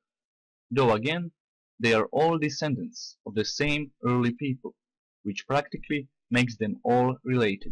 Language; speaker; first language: English; non-native, fluent; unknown